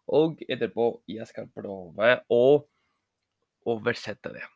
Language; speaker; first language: Norwegian; non-native, learner; Spanish